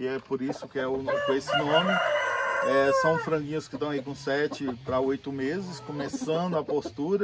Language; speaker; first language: Portuguese; native; Portuguese